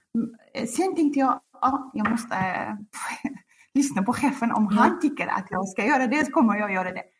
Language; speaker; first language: Swedish; non-native, fluent; Arabic